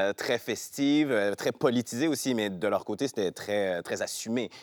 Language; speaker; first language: French; native; French